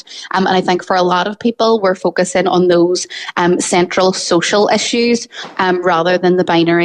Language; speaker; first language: English; native; English